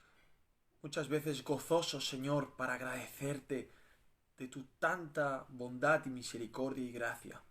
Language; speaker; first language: Spanish; native; Spanish